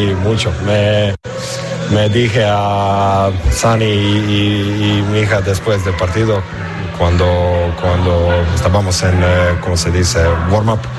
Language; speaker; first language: Spanish; non-native, fluent; English